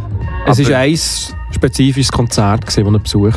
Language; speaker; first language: German; native; German